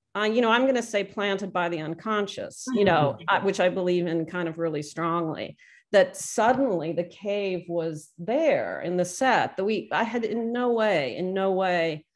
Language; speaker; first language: English; native; English